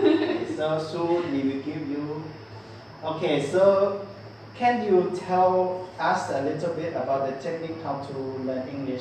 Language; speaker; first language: English; non-native, learner; Lao